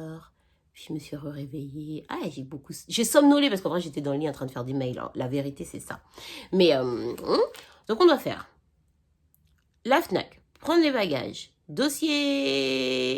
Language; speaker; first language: French; native; French